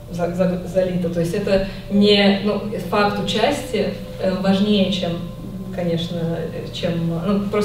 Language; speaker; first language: Russian; native; Russian